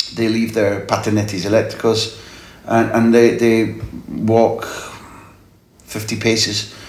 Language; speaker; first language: English; native; English